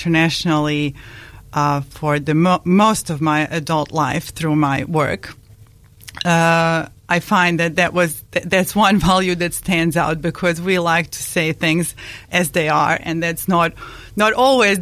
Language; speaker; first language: English; non-native, fluent; Bosnian